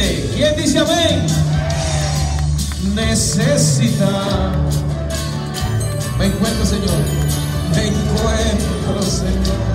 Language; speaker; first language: Spanish; native; Spanish